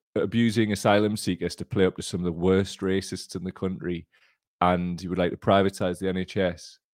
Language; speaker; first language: English; native; English